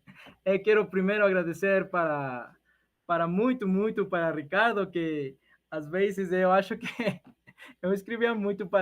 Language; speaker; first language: Portuguese; non-native, learner; Spanish